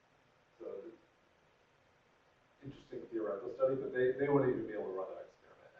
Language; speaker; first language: English; native; English